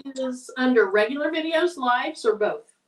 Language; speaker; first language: English; native; English